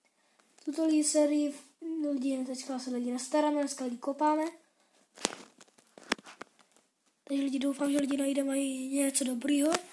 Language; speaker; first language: Czech; non-native, learner; Slovak